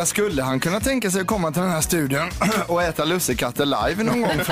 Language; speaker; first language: Swedish; native; Swedish